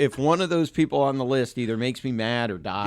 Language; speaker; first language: English; native; English